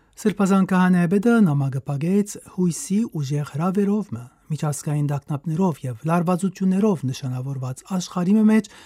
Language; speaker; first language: Armenian; native; Armenian